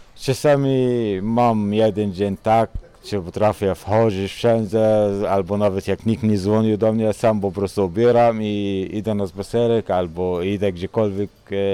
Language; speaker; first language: Polish; non-native, learner; Arabic